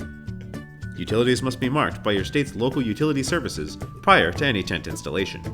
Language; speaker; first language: English; native; English